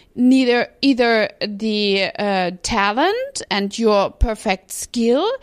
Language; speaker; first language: English; non-native, fluent; German